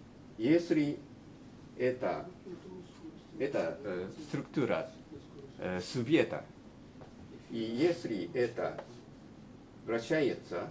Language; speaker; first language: Russian; non-native, learner; Japanese